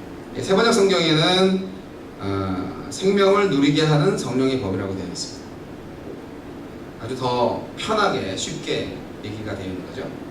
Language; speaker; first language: Korean; native; Korean